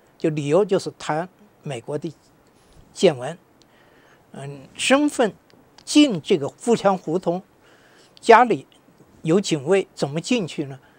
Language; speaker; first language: Chinese; native; Chinese